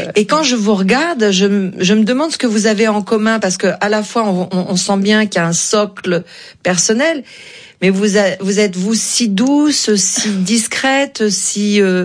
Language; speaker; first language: French; native; French